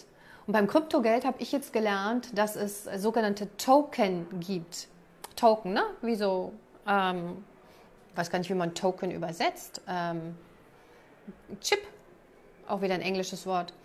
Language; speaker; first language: German; native; German